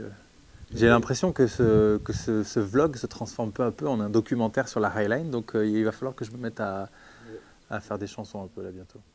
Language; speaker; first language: French; native; French